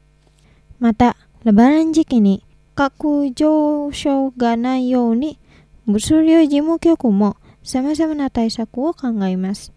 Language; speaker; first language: Japanese; non-native, fluent; Indonesian